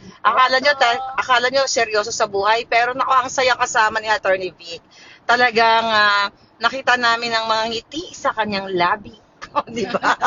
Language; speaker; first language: Filipino; non-native, local second language; Hiligaynon